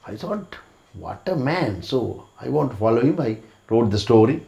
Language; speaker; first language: English; non-native, local second language; Sinhala